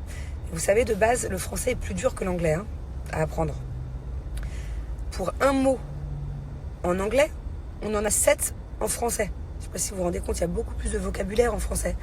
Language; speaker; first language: French; native; French